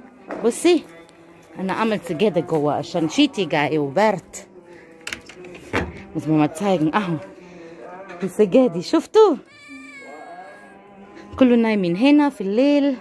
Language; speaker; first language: Arabic; non-native, learner; German